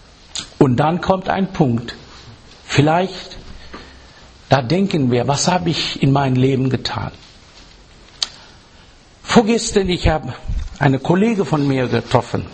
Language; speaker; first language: German; non-native, fluent; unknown